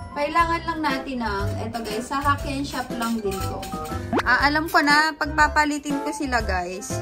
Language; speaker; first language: Filipino; native; Filipino